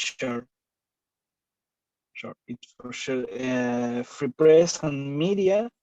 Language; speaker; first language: English; non-native, learner; Spanish